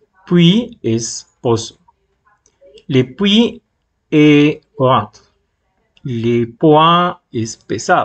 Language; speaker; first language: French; non-native, fluent; Spanish